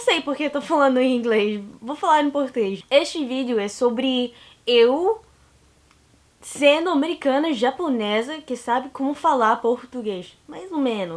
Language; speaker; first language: Portuguese; non-native, learner; English